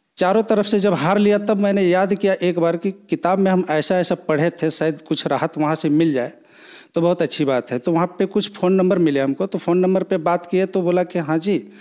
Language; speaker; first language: Hindi; native; Hindi